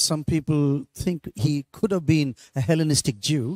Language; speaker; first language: English; non-native, local second language; Tamil